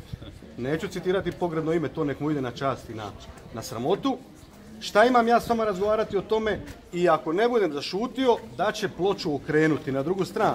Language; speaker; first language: Croatian; native; Croatian